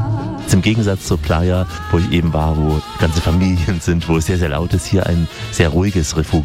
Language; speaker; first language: German; native; German